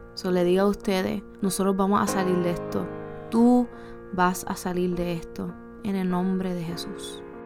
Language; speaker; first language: Spanish; early bilingual, heritage; Spanish